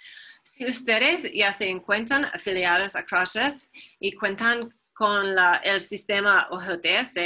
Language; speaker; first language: Spanish; non-native, fluent; English